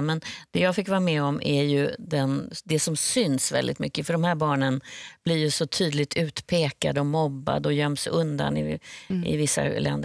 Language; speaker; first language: Swedish; native; Swedish